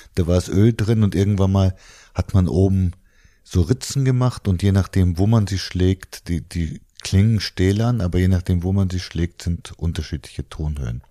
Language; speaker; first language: German; non-native, fluent; Bulgarian